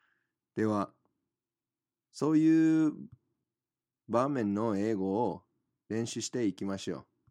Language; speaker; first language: Japanese; non-native, fluent; English